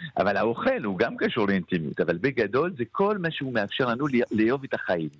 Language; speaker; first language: Hebrew; non-native, fluent; French